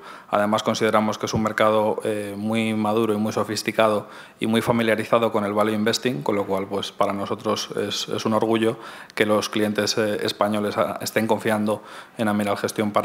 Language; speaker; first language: Spanish; native; Spanish